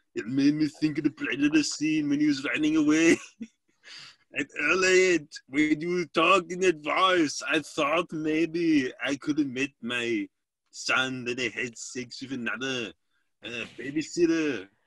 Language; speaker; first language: English; native; English